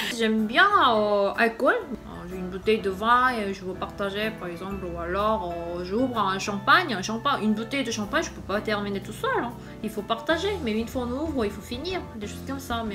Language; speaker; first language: French; non-native, fluent; Korean